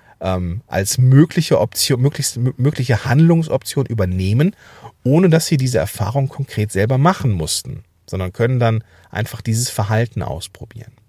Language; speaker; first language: German; native; German